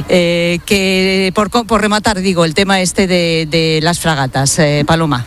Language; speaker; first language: Spanish; native; Spanish